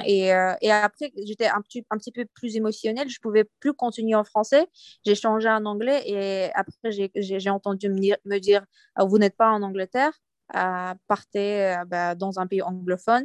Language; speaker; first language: French; non-native, fluent; Uyghur